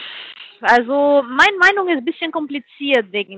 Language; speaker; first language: German; non-native, fluent; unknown